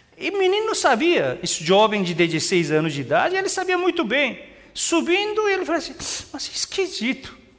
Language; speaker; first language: Portuguese; non-native, fluent; Korean